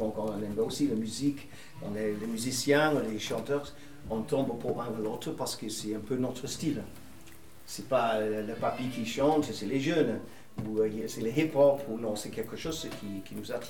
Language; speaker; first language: French; non-native, fluent; English